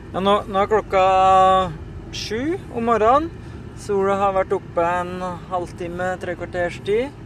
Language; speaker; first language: Norwegian; native; Norwegian